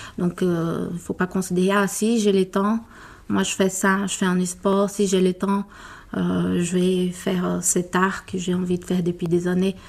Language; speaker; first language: French; non-native, fluent; Portuguese